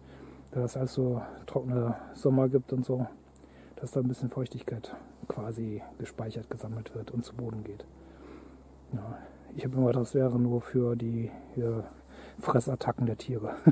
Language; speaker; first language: German; native; German